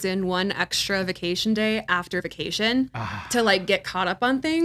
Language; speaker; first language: English; native; English